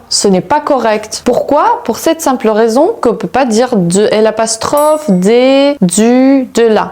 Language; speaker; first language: French; non-native, fluent; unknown